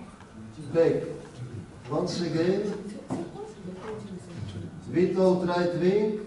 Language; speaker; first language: English; non-native, learner; Czech